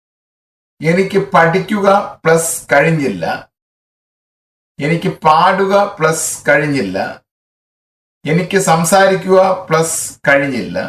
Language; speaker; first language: Malayalam; non-native, fluent; Tamil